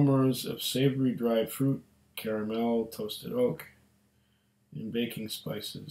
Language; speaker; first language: English; native; English